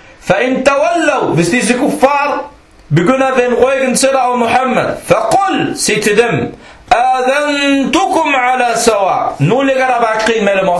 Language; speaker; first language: Danish; non-native, local second language; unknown